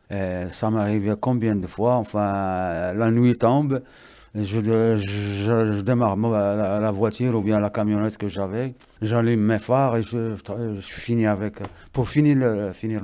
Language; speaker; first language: French; non-native, local second language; Arabic